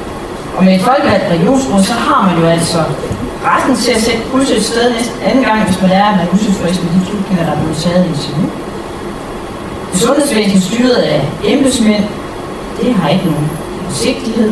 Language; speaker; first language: Danish; native; Danish